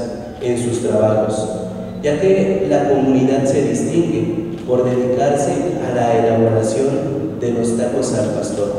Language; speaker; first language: Spanish; native; Spanish